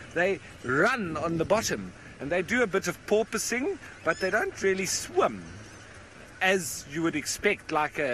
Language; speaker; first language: English; native; English